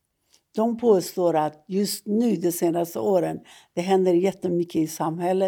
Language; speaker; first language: Swedish; non-native, fluent; Persian